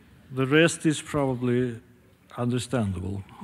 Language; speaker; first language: English; non-native, fluent; Swedish